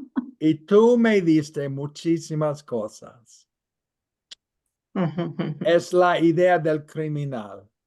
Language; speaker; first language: Spanish; non-native, fluent; English